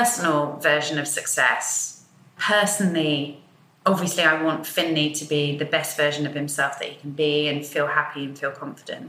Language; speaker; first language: English; native; English